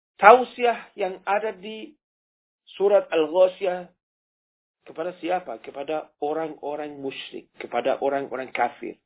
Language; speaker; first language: Indonesian; non-native, fluent; Persian